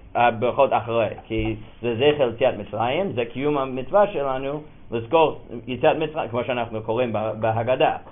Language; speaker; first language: Hebrew; non-native, fluent; English